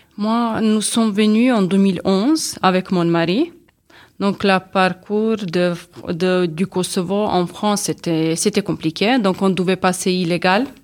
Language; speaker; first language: French; non-native, learner; Serbian